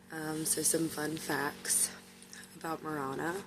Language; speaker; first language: English; native; English